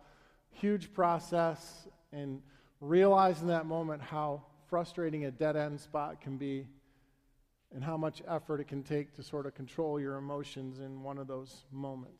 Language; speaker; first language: English; native; English